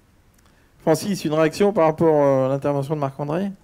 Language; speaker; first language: French; native; French